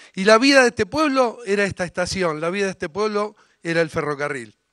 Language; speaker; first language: Spanish; native; Spanish